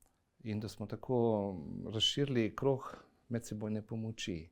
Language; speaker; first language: Slovenian; native; Slovenian